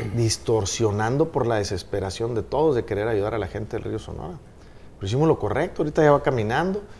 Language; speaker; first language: Spanish; native; Spanish